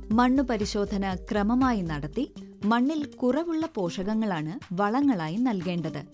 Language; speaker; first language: Malayalam; native; Malayalam